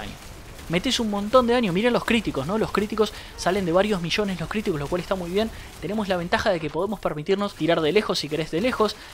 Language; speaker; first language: Spanish; native; Spanish